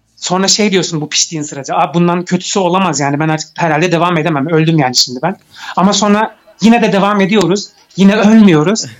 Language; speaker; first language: Turkish; early bilingual, heritage; Turkish